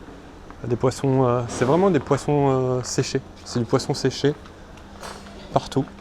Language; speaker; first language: French; native; French